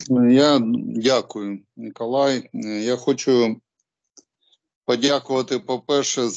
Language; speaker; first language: Ukrainian; non-native, local second language; Russian